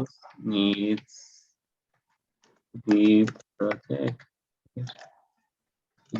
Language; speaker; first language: English; non-native, learner; Spanish